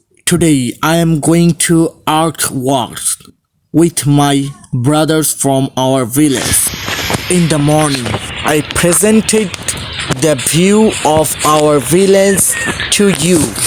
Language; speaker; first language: English; non-native, local second language; Bangla